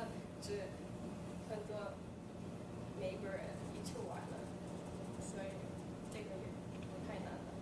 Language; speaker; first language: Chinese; non-native, learner; English